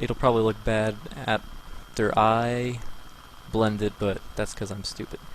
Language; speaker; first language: English; native; English